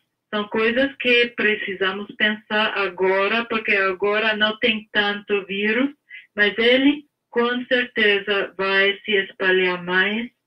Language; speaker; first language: Portuguese; non-native, fluent; English